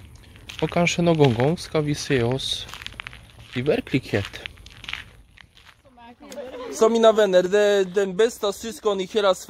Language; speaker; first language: Swedish; non-native, fluent; Polish